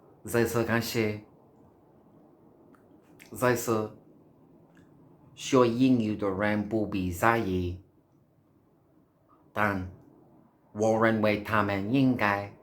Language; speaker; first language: Chinese; non-native, learner; English